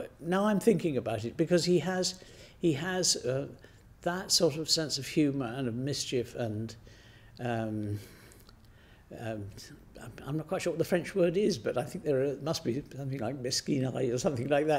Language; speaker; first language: English; native; English